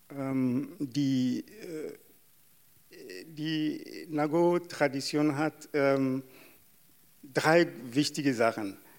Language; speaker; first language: German; non-native, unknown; Yoruba